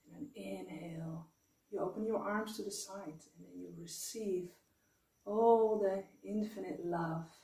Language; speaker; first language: English; non-native, fluent; Dutch